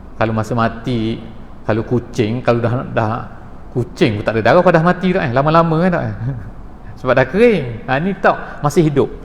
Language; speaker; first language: Malay; native; Malay